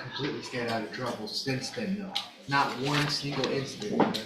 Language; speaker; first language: English; native; English